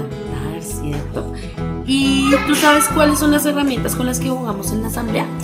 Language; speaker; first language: Spanish; native; Spanish